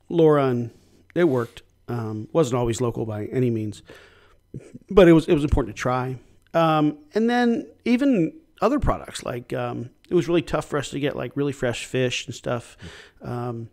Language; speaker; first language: English; native; English